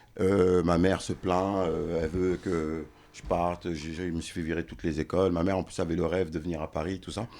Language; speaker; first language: French; early bilingual, other home language; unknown